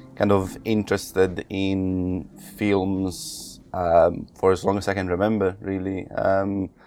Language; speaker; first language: English; non-native, fluent; Italian